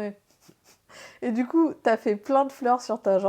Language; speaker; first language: French; native; French